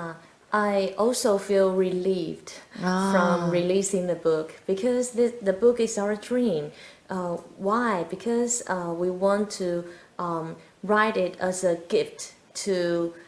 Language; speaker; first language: English; non-native, fluent; Chinese